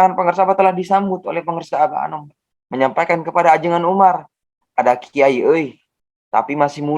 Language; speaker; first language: Indonesian; native; Indonesian